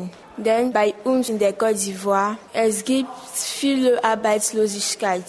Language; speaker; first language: German; non-native, learner; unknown